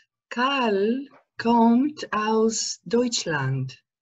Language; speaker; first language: German; non-native, learner; Greek